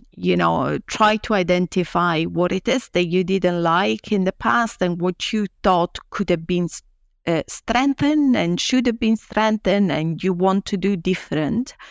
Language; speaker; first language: English; non-native, fluent; Italian